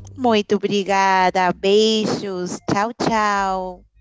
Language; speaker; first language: Portuguese; non-native, learner; Spanish